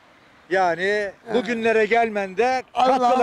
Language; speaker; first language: Turkish; native; Turkish